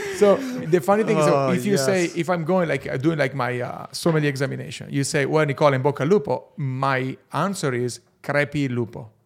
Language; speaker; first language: English; non-native, fluent; Italian